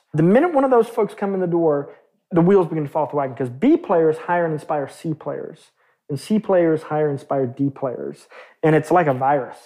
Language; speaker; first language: English; native; English